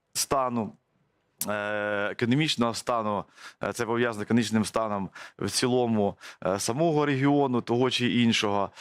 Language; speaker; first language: Ukrainian; native; Ukrainian